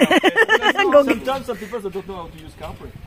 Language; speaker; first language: English; non-native, learner; French